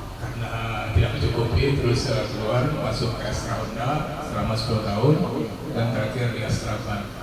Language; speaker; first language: Indonesian; non-native, local second language; Minangkabau